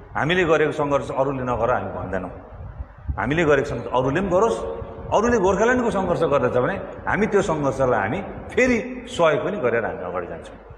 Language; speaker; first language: Nepali; native; Nepali